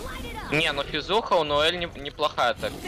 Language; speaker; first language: Russian; native; Russian